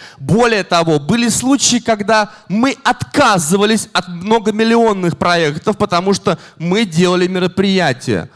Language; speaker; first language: Russian; native; Russian